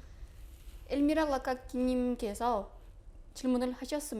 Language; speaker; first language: Korean; non-native, fluent; Uzbek